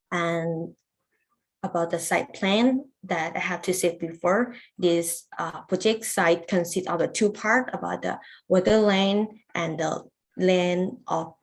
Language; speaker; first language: English; non-native, learner; Lao